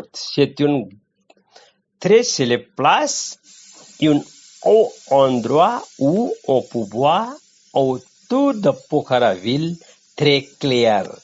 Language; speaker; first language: French; non-native, learner; Nepali